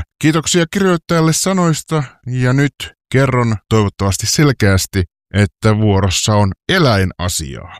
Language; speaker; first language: Finnish; native; Finnish